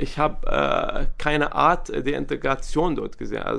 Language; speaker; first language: German; non-native, fluent; Arabic